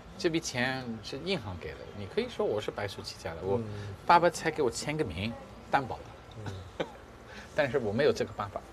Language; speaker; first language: Chinese; non-native, fluent; English